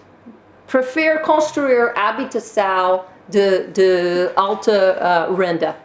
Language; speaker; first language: Portuguese; non-native, learner; English